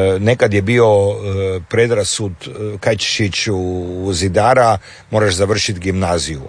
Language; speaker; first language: Croatian; native; Croatian